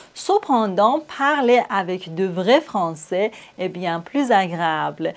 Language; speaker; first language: French; non-native, fluent; Persian